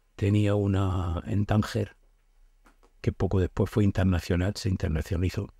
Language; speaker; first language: Spanish; native; Spanish